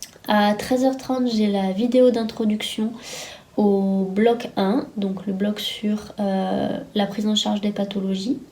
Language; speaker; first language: French; native; French